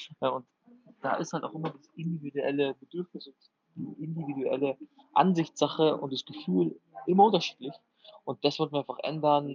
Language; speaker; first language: German; native; German